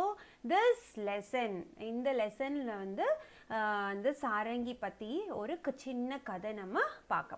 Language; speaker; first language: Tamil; native; Tamil